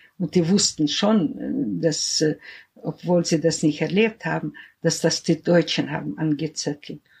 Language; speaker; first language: German; early bilingual, heritage; German